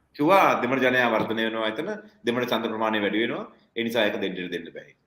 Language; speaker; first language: Sinhala; non-native, local second language; Tamil